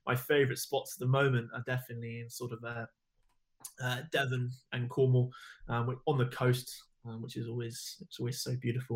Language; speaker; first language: English; native; English